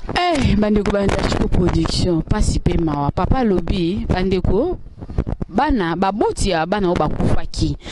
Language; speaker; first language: Lingala; native; Lingala